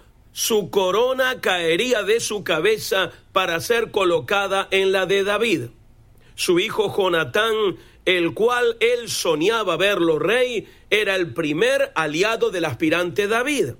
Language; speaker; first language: Spanish; native; Spanish